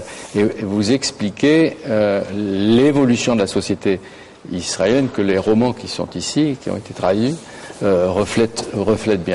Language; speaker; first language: French; native; French